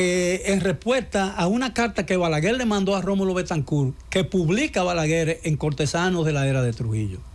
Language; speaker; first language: Spanish; native; Spanish